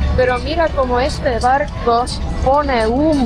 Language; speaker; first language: Spanish; non-native, fluent; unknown